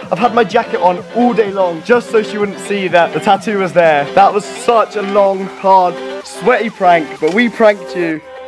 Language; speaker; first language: English; early bilingual, other home language; Portuguese